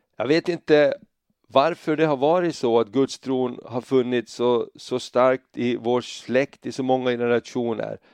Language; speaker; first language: Swedish; native; Swedish